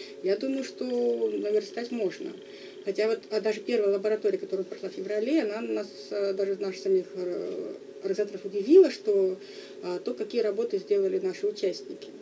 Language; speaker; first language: Russian; native; Russian